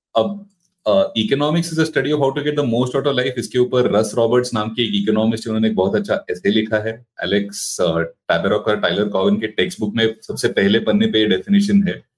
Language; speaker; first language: Hindi; non-native, local second language; Marathi